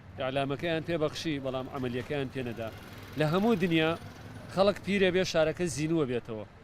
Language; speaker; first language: Central Kurdish; native; Central Kurdish